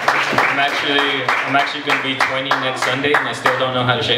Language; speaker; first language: English; native; English